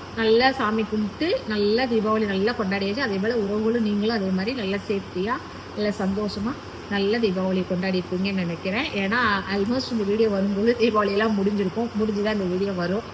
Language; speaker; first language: Tamil; native; Tamil